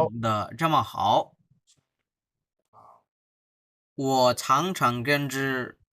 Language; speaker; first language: Chinese; non-native, fluent; Bangla